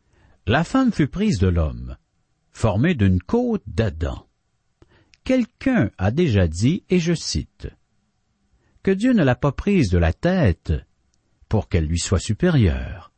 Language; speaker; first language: French; native; French